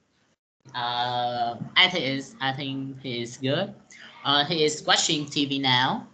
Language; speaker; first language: English; non-native, learner; Vietnamese